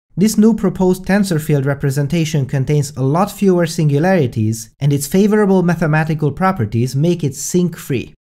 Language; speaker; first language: English; non-native, fluent; Hungarian